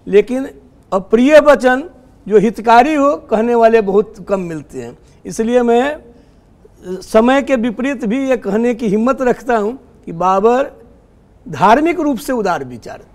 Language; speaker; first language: Hindi; native; Hindi